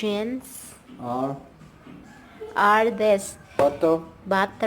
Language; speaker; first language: English; non-native, local second language; Cebuano